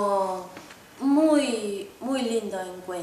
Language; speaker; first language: Spanish; non-native, fluent; Finnish